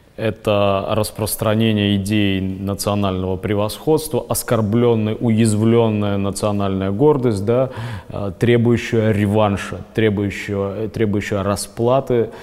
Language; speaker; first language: Russian; native; Russian